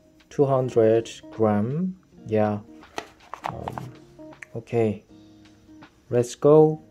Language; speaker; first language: English; non-native, learner; Korean